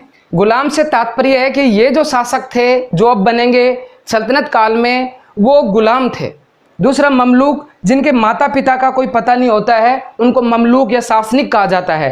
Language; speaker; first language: Hindi; native; Hindi